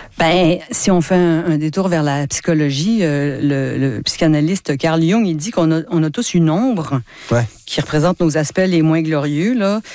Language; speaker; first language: French; native; French